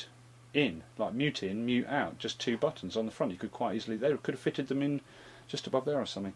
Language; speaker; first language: English; native; English